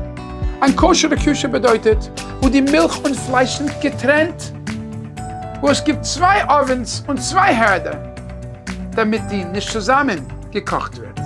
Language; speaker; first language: German; non-native, fluent; English